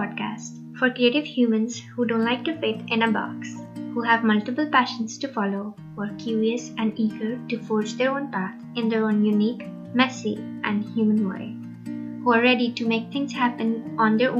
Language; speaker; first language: English; non-native, local second language; Urdu